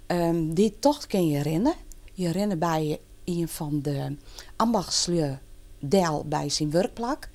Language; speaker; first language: Dutch; non-native, local second language; Western Frisian